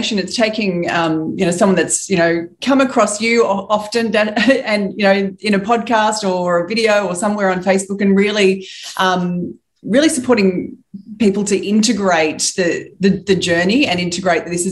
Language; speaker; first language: English; native; English